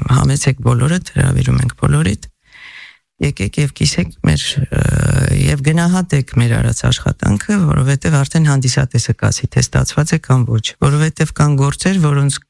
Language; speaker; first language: Armenian; native; Armenian